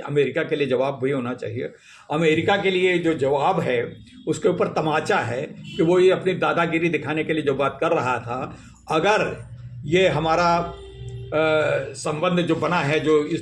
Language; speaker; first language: Hindi; native; Hindi